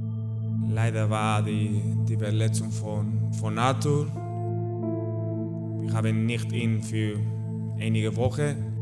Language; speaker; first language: German; non-native, learner; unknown